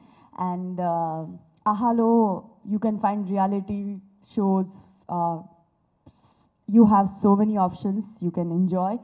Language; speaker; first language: Telugu; non-native, fluent; Gujarati